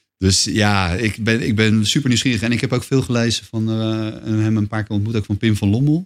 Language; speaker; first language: Dutch; native; Dutch